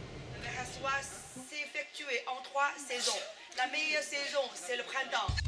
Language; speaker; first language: French; non-native, fluent; Chinese